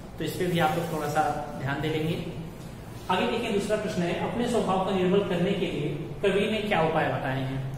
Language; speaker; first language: Hindi; native; Hindi